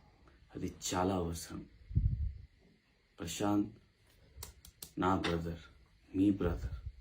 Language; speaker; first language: Telugu; non-native, local second language; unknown